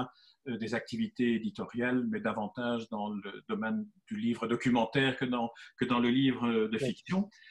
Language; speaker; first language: French; native; French